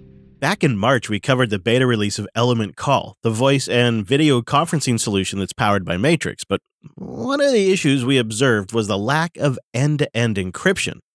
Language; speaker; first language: English; native; English